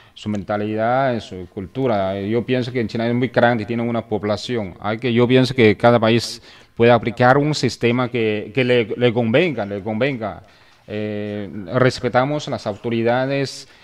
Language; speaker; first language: Spanish; non-native, fluent; Chinese